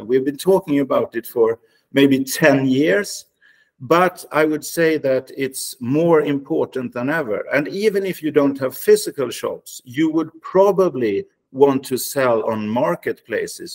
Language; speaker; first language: English; non-native, fluent; Swedish